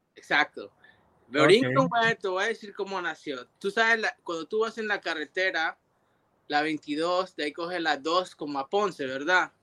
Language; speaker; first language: Spanish; early bilingual, heritage; Spanish